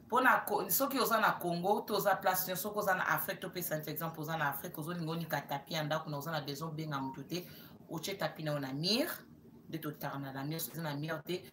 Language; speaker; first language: French; non-native, local second language; Lingala